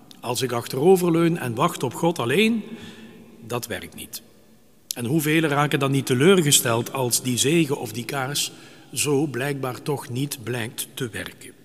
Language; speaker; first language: Dutch; native; Dutch